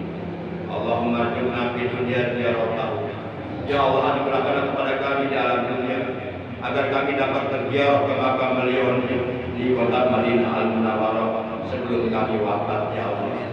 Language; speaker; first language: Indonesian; non-native, local second language; Javanese